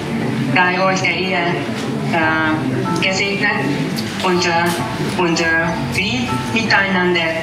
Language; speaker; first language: German; non-native, learner; Hungarian